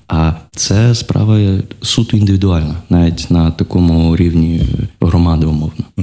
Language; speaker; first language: Ukrainian; non-native, local second language; Russian